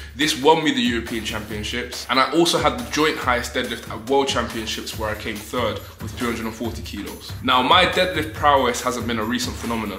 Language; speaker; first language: English; native; English